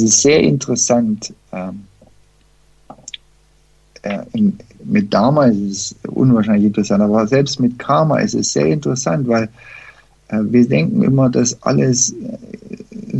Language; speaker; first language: German; non-native, fluent; English